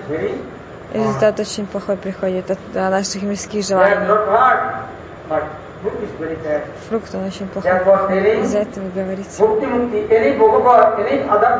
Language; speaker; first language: Russian; non-native, fluent; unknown